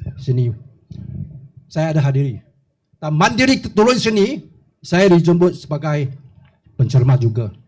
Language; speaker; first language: Malay; non-native, local second language; Chinese